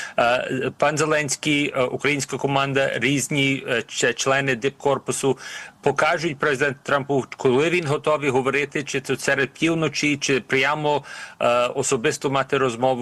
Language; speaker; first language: Ukrainian; early bilingual, heritage; Ukrainian